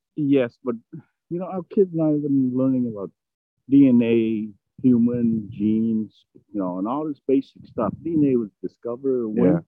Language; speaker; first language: English; early bilingual, other home language; Vietnamese